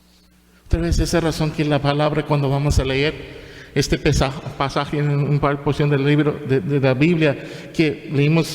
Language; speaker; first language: Spanish; non-native, fluent; English